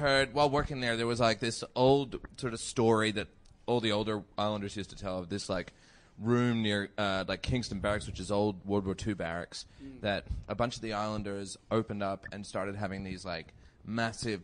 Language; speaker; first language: English; native; English